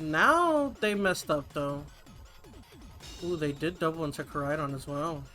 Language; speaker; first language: English; native; English